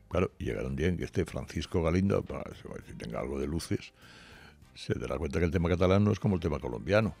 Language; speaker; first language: Spanish; native; Spanish